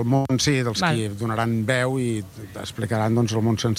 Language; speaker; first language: Catalan; native; Catalan